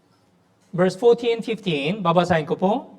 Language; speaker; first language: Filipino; non-native, learner; Korean